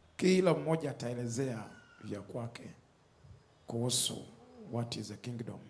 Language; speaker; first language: Swahili; non-native, fluent; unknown